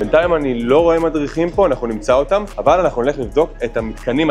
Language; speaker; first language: Hebrew; native; Hebrew